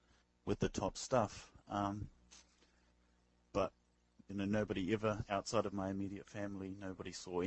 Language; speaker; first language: English; native; English